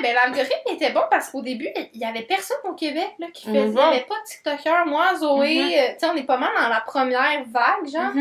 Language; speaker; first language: French; native; French